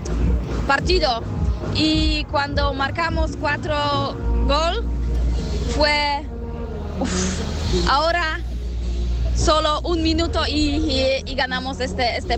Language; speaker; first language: Spanish; non-native, learner; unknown